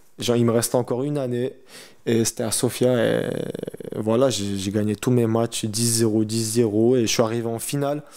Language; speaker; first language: French; early bilingual, other home language; Chechen